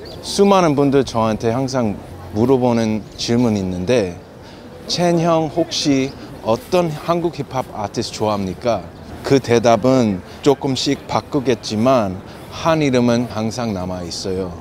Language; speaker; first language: Korean; early bilingual, heritage; Korean